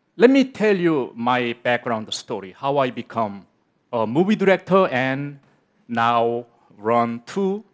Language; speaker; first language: English; non-native, learner; Korean